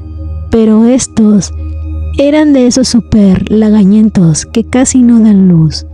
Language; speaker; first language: Spanish; native; Spanish